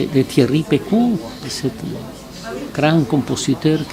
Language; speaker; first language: French; non-native, fluent; Spanish